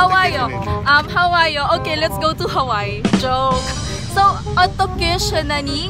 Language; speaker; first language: English; non-native, local second language; Filipino